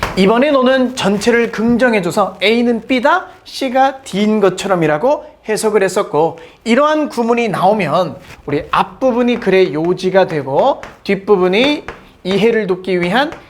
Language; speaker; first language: Korean; native; Korean